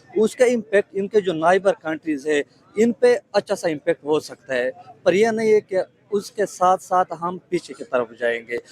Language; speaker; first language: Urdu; non-native, local second language; Pashto